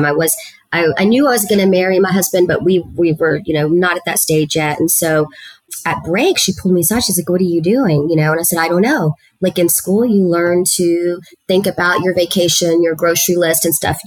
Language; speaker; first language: English; early bilingual, other home language; Spanish